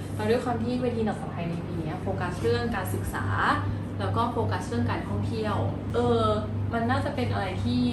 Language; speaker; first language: Thai; native; Thai